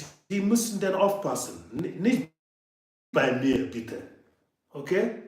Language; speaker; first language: German; non-native, fluent; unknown